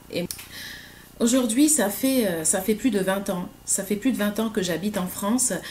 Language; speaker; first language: French; native; French